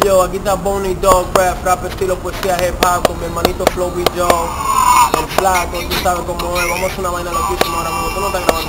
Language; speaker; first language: Spanish; native; Spanish